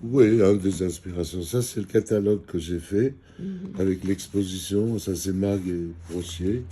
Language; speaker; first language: French; non-native, fluent; Georgian